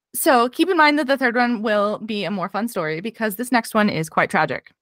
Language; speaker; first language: English; native; English